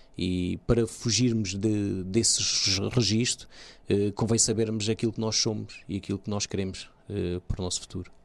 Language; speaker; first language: Portuguese; early bilingual, other home language; Kabuverdianu